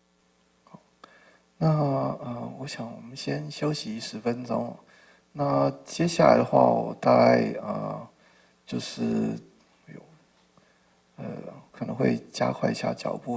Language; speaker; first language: Chinese; native; Chinese